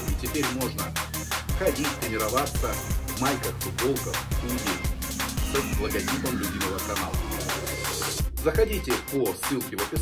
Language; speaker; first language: Russian; native; Russian